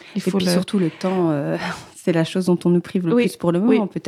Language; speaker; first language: French; native; French